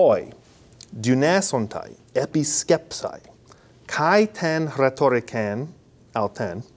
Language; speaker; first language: Greek; non-native, fluent; English